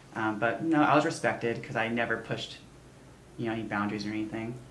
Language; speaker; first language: English; native; English